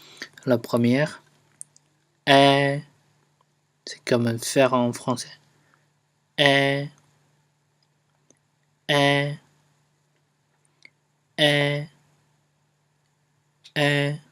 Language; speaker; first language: French; non-native, fluent; Chinese